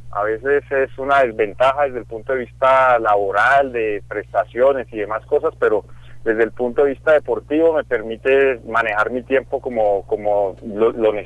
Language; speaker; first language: Spanish; native; Spanish